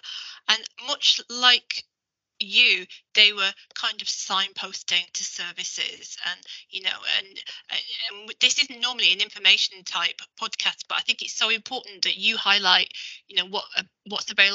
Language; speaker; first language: English; native; English